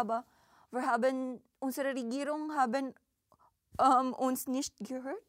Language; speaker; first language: German; non-native, learner; Filipino